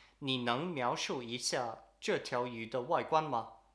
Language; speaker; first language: Chinese; non-native, learner; English